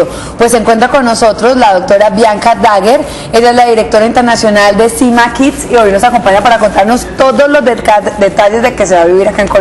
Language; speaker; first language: Spanish; native; Spanish